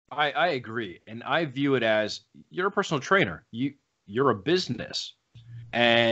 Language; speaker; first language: English; native; English